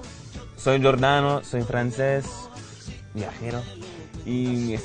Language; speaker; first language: Spanish; non-native, fluent; French